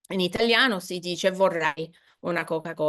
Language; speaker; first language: Italian; non-native, fluent; English